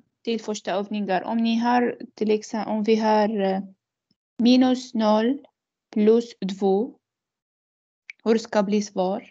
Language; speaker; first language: Swedish; non-native, learner; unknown